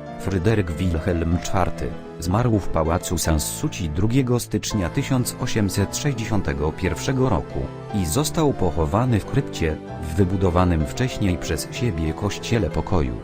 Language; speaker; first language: Polish; native; Polish